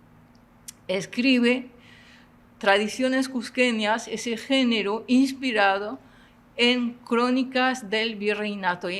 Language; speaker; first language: Spanish; non-native, fluent; French